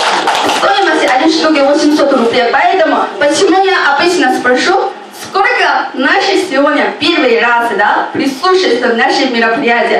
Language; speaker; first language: Russian; non-native, learner; Chinese